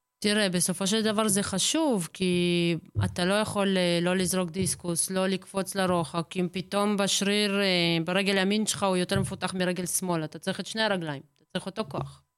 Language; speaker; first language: Hebrew; early bilingual, other home language; Russian